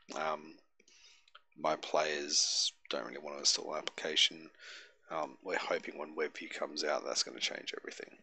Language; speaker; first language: English; native; English